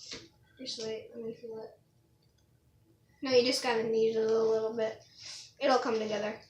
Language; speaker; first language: English; native; English